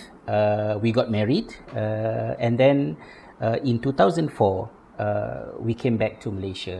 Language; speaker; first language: English; non-native, local second language; Malay